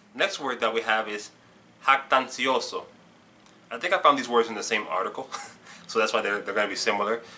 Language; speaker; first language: English; native; English